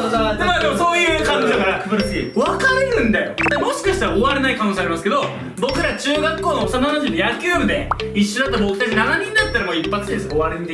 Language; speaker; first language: Japanese; native; Japanese